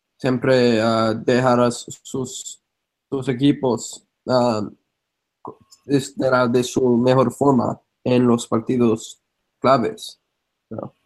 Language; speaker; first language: Spanish; non-native, fluent; English